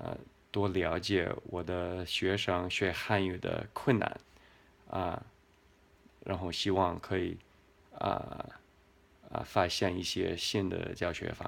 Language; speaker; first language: Chinese; non-native, fluent; English